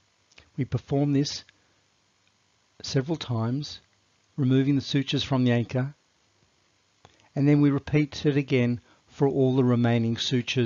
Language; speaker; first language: English; native; English